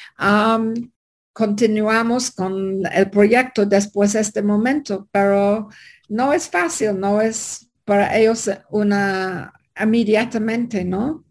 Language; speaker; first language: Spanish; non-native, learner; English